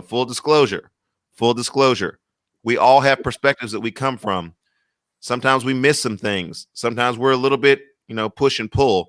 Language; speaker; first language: English; native; English